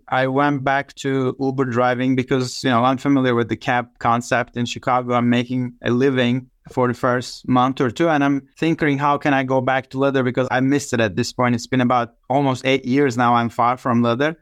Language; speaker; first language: English; non-native, fluent; Turkish